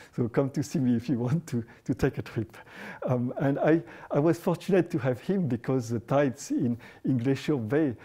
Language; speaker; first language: English; non-native, fluent; French